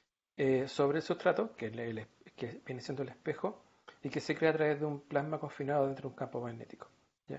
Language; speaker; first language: Spanish; native; Spanish